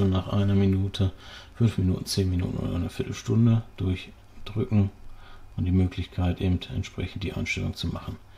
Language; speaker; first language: German; native; German